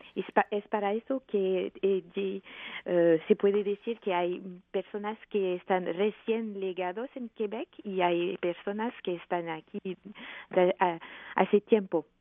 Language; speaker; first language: Spanish; non-native, fluent; French